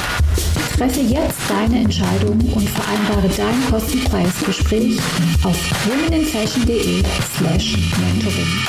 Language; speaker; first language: German; native; German